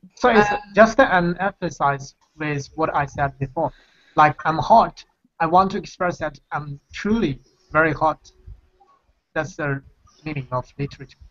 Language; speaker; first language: English; non-native, fluent; Chinese